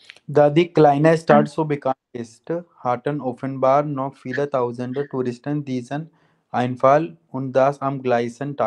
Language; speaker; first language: German; non-native, fluent; Hindi